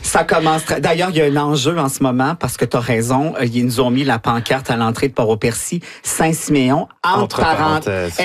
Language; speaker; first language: French; native; French